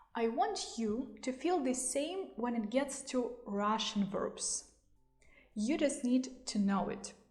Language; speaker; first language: English; non-native, fluent; Russian